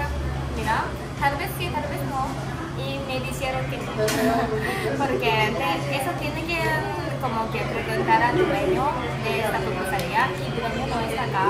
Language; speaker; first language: Spanish; non-native, learner; Japanese